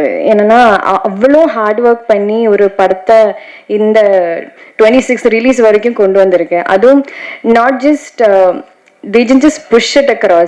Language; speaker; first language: Tamil; non-native, learner; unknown